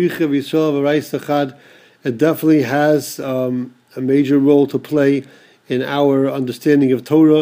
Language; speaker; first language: English; native; English